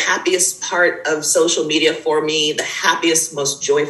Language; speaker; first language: English; native; English